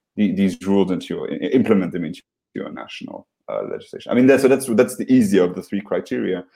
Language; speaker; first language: English; non-native, fluent; Luxembourgish